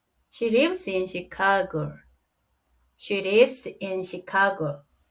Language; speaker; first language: English; non-native, learner; Korean